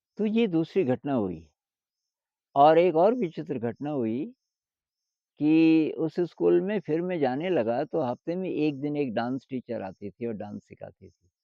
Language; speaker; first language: Hindi; native; Hindi